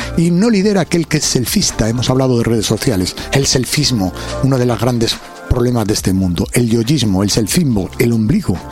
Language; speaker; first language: Spanish; native; Spanish